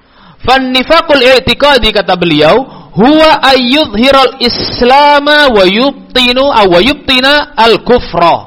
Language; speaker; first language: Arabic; non-native, fluent; Indonesian